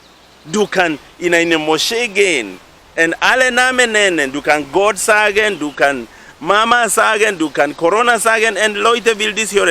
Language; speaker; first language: German; non-native, learner; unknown